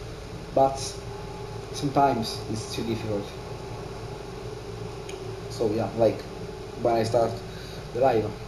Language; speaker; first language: English; non-native, learner; Italian